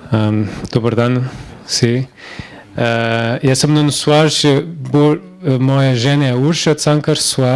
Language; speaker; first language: Slovenian; non-native, learner; Portuguese